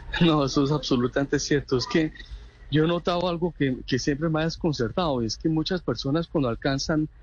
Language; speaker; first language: Spanish; native; Spanish